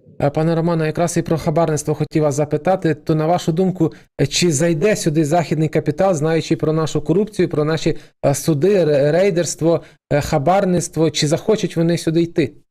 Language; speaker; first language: Ukrainian; native; Ukrainian